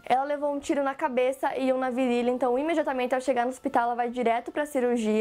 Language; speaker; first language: Portuguese; native; Portuguese